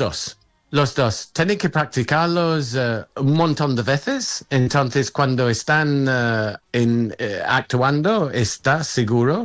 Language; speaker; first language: Spanish; non-native, fluent; English